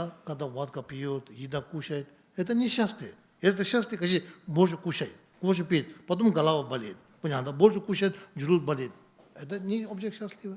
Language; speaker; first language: Russian; non-native, learner; Tibetan